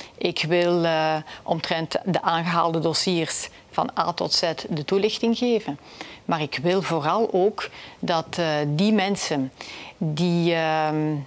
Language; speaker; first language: Dutch; native; Dutch